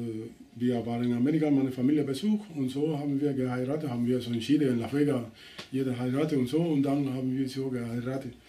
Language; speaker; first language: German; non-native, learner; Spanish